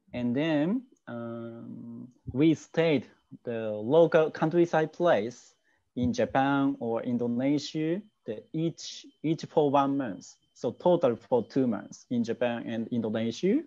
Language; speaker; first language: English; non-native, learner; Japanese